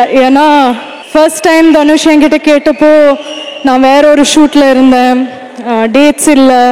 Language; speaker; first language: Tamil; non-native, fluent; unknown